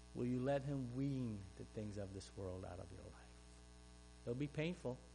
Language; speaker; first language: English; non-native, fluent; Romanian